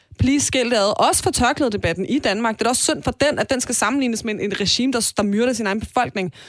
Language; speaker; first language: Danish; early bilingual, other home language; Persian